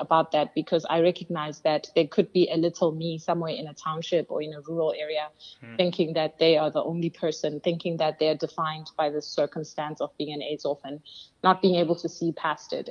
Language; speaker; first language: English; non-native, local second language; Xhosa